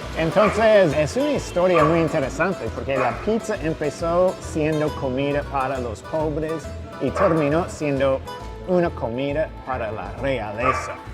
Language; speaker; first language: Spanish; non-native, fluent; English